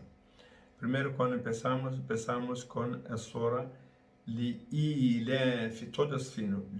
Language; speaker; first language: Spanish; non-native, learner; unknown